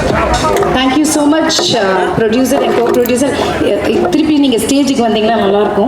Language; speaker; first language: Tamil; native; Tamil